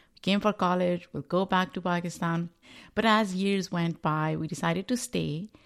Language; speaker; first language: English; non-native, local second language; Urdu